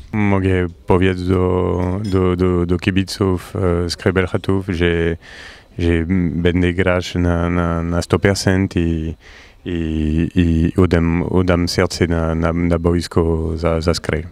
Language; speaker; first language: Polish; non-native, learner; French